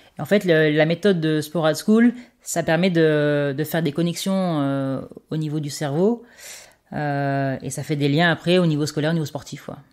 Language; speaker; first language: French; native; French